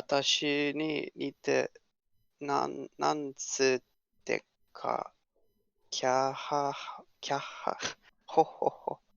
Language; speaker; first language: Japanese; non-native, learner; English